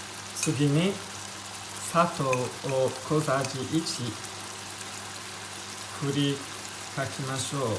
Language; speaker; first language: Japanese; non-native, learner; Italian